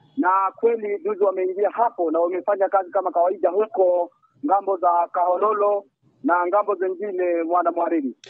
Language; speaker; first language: Swahili; native; Swahili